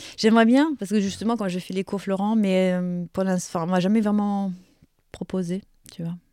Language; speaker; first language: French; non-native, fluent; German